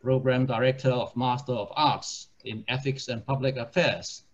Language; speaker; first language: English; non-native, local second language; Chinese